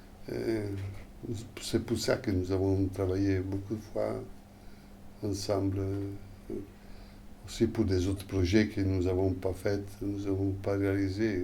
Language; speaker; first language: French; non-native, fluent; Italian